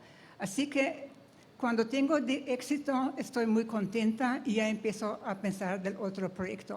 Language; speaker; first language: Spanish; non-native, fluent; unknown